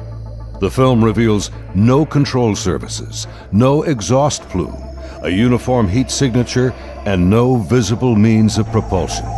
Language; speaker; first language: English; native; English